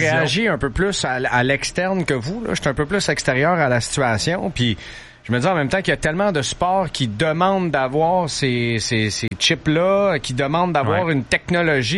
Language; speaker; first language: French; native; French